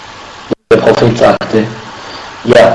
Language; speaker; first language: German; non-native, fluent; Arabic